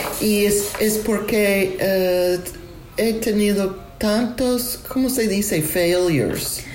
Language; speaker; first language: Spanish; non-native, learner; English